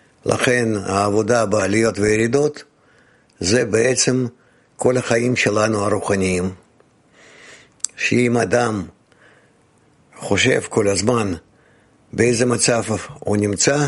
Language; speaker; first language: Hebrew; non-native, fluent; Russian